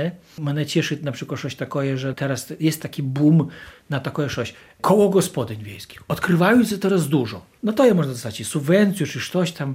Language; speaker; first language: Polish; non-native, local second language; Ukrainian